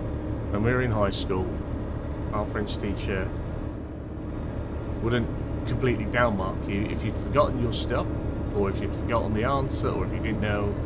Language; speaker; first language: English; native; English